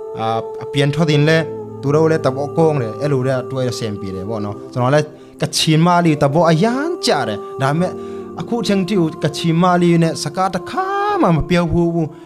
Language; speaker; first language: Burmese; non-native, local second language; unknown